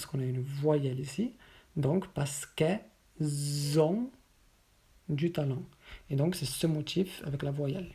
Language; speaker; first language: French; native; French